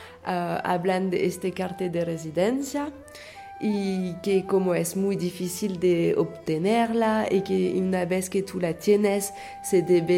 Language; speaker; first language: Spanish; non-native, learner; French